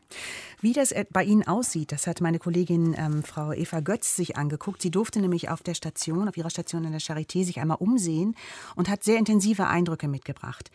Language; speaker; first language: German; native; German